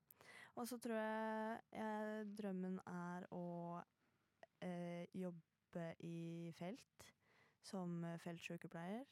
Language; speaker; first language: Norwegian; native; Norwegian